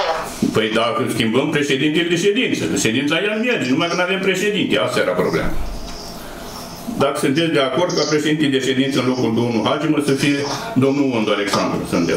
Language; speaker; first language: Romanian; native; Romanian